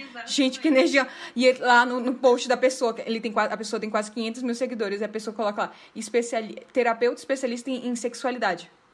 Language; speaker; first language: Portuguese; native; Portuguese